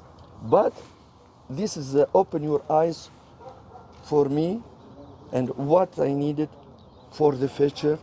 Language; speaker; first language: English; non-native, learner; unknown